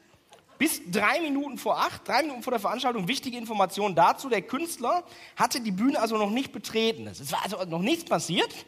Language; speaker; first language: German; native; German